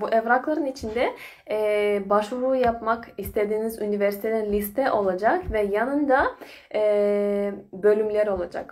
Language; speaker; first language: Turkish; non-native, fluent; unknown